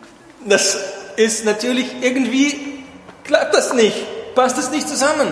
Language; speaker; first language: German; non-native, fluent; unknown